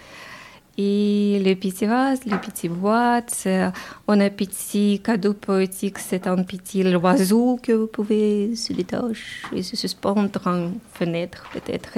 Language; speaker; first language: French; non-native, learner; Ukrainian